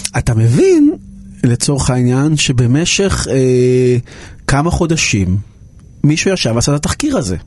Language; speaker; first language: Hebrew; native; Hebrew